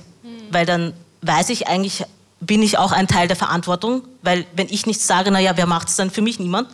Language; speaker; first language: German; early bilingual, other home language; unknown